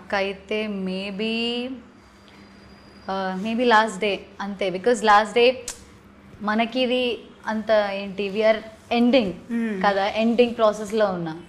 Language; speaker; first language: Telugu; non-native, learner; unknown